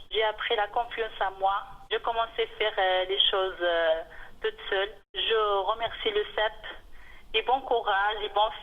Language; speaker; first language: French; non-native, learner; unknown